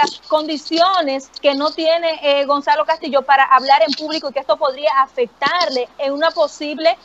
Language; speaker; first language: Spanish; native; Spanish